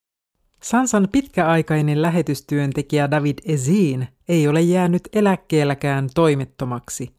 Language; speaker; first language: Finnish; native; Finnish